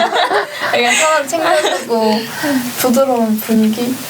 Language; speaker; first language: Korean; non-native, fluent; Chinese